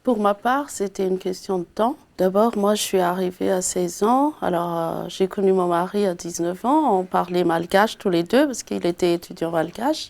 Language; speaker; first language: French; non-native, local second language; Malagasy